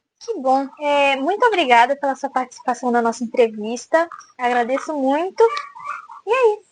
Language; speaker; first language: Portuguese; native; Portuguese